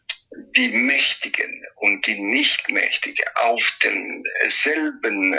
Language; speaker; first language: German; non-native, fluent; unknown